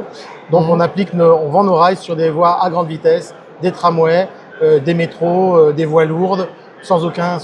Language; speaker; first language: French; native; French